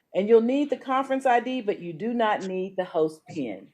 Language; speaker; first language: English; native; English